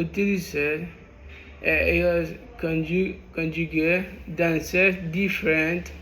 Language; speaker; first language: French; non-native, learner; Spanish